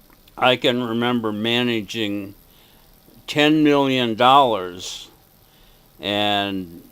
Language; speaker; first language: English; native; English